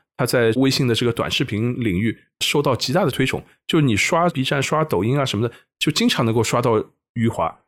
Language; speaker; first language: Chinese; native; Chinese